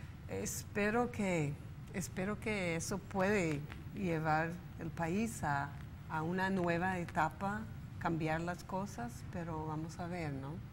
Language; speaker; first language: Spanish; non-native, fluent; English